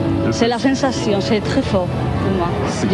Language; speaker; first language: French; non-native, learner; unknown